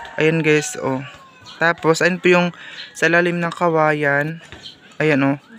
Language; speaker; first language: Filipino; non-native, local second language; Cebuano